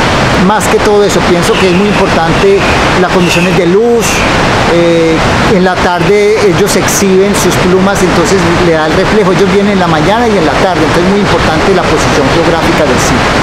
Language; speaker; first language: Spanish; native; Spanish